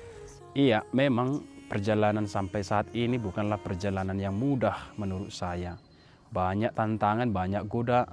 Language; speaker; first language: Indonesian; native; Indonesian